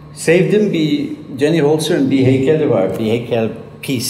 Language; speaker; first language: Turkish; non-native, fluent; English